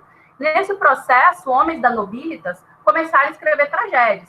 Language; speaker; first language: Portuguese; native; Portuguese